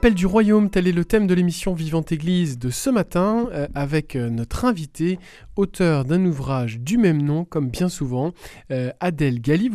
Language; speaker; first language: French; native; French